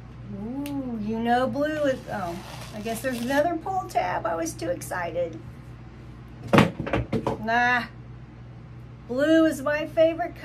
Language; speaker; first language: English; native; English